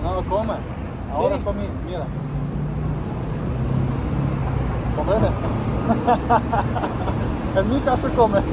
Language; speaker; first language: Spanish; non-native, learner; Russian